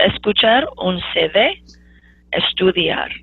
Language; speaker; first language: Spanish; non-native, fluent; English